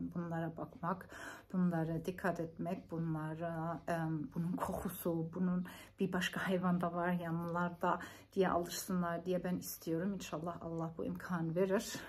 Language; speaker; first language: Turkish; non-native, fluent; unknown